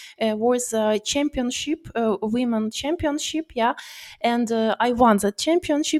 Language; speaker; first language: English; non-native, learner; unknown